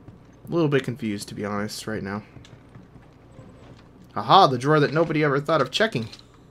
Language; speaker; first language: English; native; English